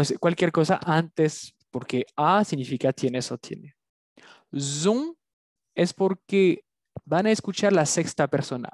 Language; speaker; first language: Spanish; non-native, fluent; French